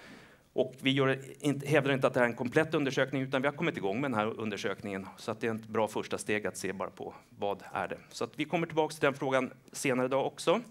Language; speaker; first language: Swedish; native; Swedish